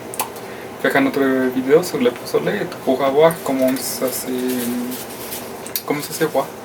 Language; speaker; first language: French; non-native, fluent; Spanish